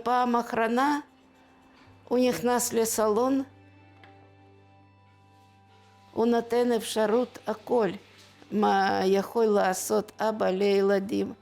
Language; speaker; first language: Hebrew; non-native, learner; Russian